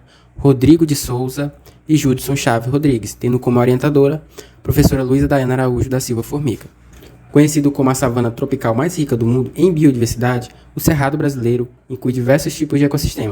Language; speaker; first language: Portuguese; native; Portuguese